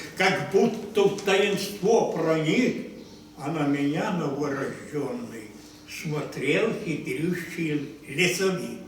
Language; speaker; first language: Russian; non-native, local second language; Ukrainian